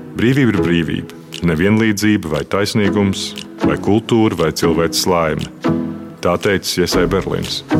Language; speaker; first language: Latvian; native; Latvian